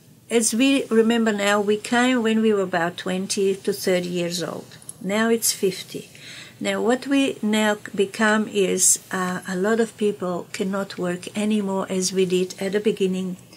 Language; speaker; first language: English; non-native, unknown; Slovenian